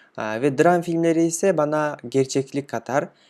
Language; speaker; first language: Turkish; non-native, fluent; Kyrgyz